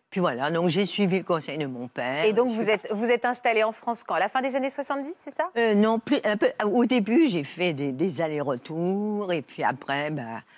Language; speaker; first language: French; native; French